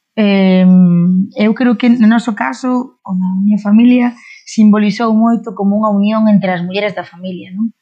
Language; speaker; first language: Galician; non-native, local second language; Spanish